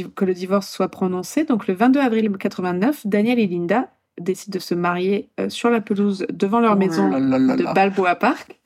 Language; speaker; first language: French; non-native, fluent; Polish